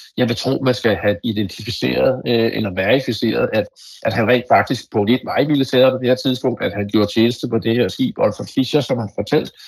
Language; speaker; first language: Danish; native; Danish